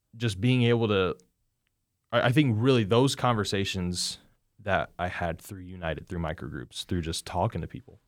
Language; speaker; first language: English; native; English